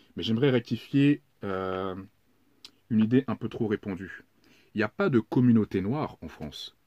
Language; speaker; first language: French; native; French